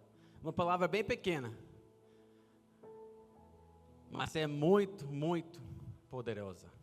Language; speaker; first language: Portuguese; non-native, fluent; English